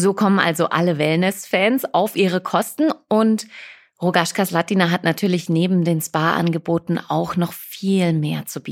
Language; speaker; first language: German; native; German